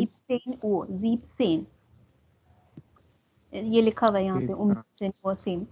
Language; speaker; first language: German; non-native, fluent; Hindi